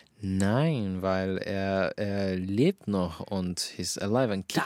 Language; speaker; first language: German; non-native, fluent; Finnish